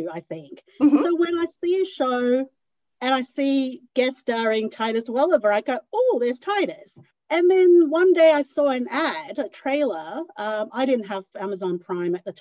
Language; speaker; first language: English; non-native, local second language; Cantonese